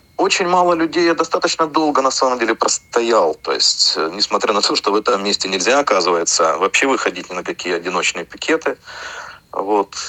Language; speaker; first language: Russian; native; Russian